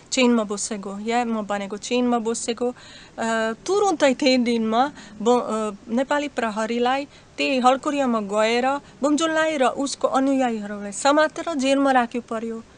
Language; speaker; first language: Nepali; non-native, learner; Slovak